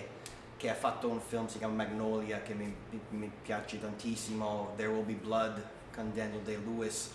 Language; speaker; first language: Italian; non-native, learner; English